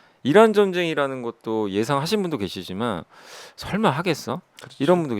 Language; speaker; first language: Korean; native; Korean